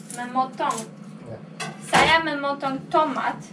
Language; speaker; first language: Indonesian; non-native, learner; Polish